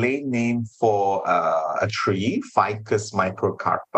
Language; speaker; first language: English; non-native, local second language; Malay